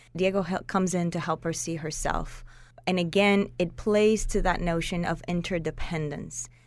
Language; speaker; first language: English; non-native, fluent; Spanish